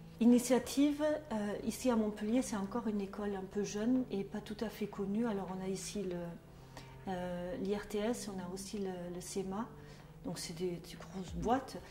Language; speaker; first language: French; non-native, fluent; German